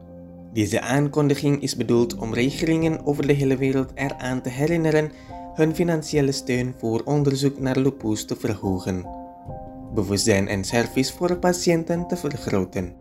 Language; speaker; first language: Dutch; non-native, fluent; Indonesian